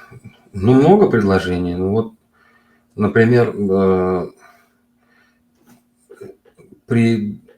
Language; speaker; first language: Russian; non-native, local second language; Uzbek